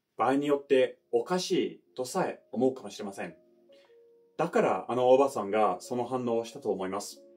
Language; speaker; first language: Japanese; non-native, fluent; English